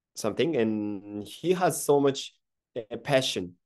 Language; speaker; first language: English; non-native, fluent; Japanese